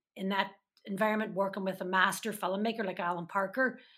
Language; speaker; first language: English; native; English